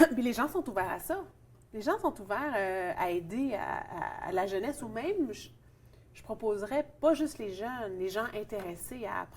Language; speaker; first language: French; native; French